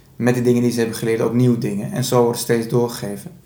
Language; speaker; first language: Dutch; early bilingual, other home language; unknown